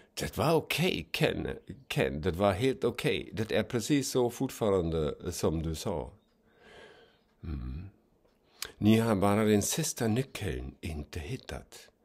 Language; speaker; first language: Swedish; non-native, fluent; German